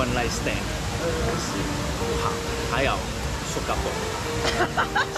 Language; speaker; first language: Chinese; non-native, local second language; Cantonese